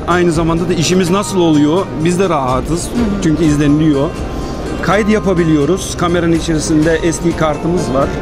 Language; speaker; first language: Turkish; early bilingual, heritage; Turkish